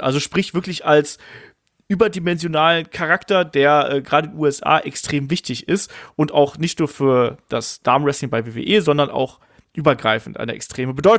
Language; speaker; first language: German; native; German